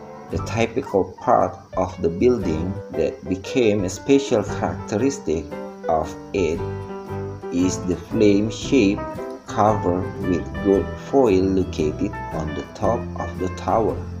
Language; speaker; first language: English; non-native, fluent; Indonesian